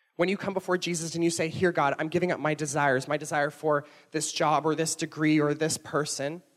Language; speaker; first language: English; native; English